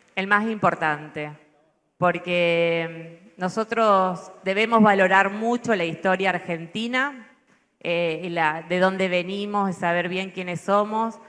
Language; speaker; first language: Spanish; native; Spanish